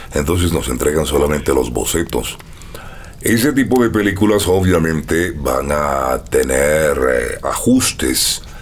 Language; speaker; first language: Spanish; native; Spanish